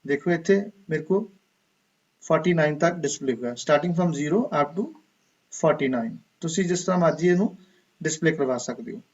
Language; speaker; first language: Hindi; non-native, local second language; Punjabi